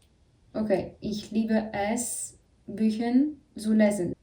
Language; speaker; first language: German; non-native, learner; French